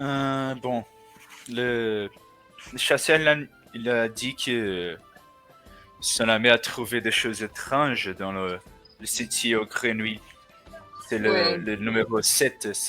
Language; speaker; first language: French; non-native, learner; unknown